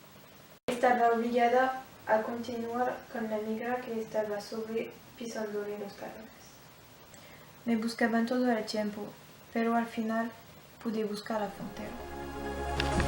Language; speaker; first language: Spanish; non-native, learner; French